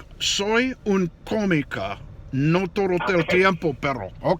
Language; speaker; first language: Spanish; non-native, learner; English